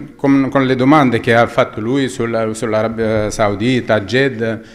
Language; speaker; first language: Italian; non-native, fluent; Arabic